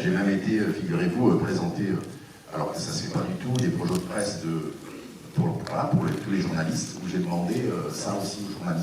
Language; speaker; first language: French; native; French